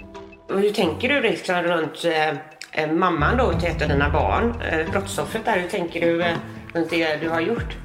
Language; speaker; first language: Swedish; native; Swedish